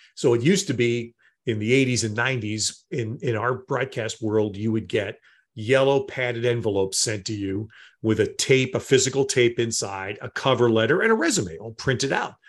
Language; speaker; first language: English; native; English